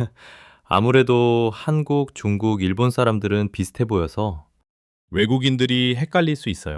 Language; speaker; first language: Korean; non-native, fluent; English